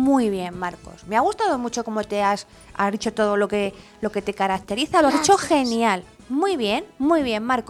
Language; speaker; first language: Spanish; native; Spanish